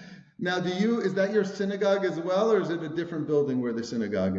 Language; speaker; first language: English; native; English